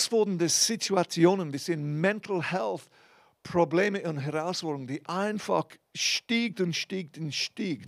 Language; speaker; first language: German; non-native, fluent; English